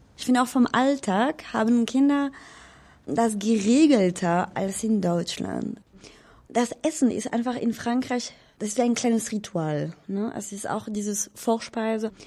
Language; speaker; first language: German; non-native, fluent; French